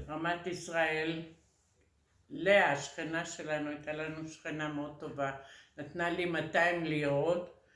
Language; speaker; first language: Hebrew; early bilingual, other home language; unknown